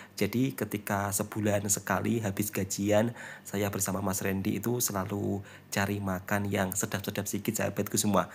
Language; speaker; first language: Indonesian; native; Indonesian